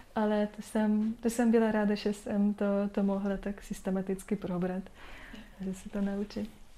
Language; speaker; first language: Czech; non-native, fluent; Hungarian